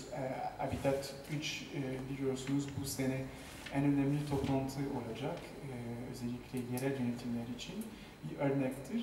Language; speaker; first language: Turkish; non-native, fluent; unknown